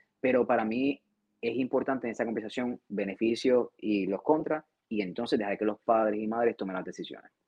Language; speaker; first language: Spanish; native; Spanish